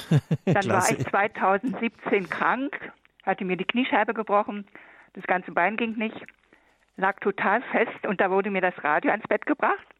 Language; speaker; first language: German; native; German